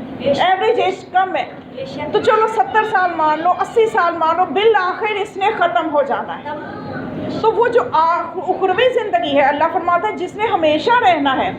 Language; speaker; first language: Urdu; native; Urdu